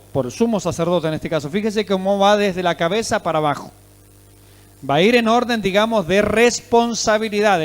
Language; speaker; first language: Spanish; native; Spanish